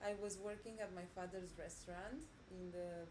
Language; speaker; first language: English; non-native, fluent; Romanian